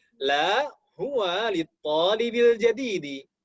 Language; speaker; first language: Arabic; non-native, fluent; Indonesian